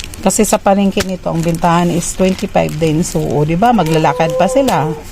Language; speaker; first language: Filipino; non-native, local second language; Cebuano